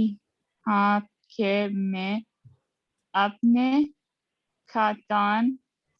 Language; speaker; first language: Hindi; non-native, learner; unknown